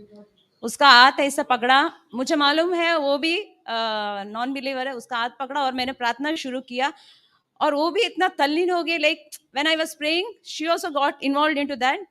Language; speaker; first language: Hindi; non-native, local second language; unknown